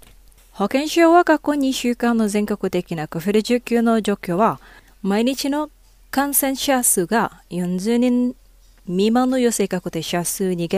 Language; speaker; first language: Japanese; non-native, fluent; Indonesian